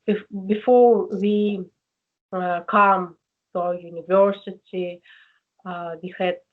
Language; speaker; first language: English; non-native, learner; Russian